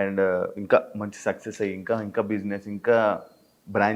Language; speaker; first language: Telugu; native; Telugu